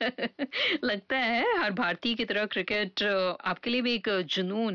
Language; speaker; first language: Hindi; native; Hindi